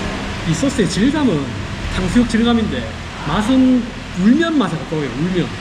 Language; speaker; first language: Korean; native; Korean